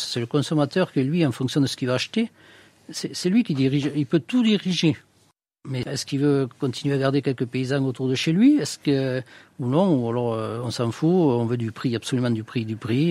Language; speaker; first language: French; native; French